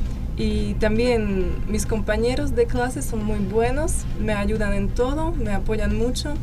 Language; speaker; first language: Spanish; non-native, fluent; Slovak